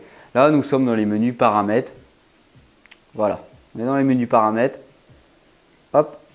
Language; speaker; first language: French; native; French